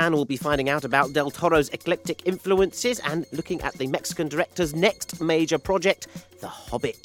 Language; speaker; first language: English; native; English